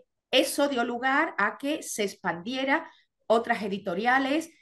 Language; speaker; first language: Spanish; native; Spanish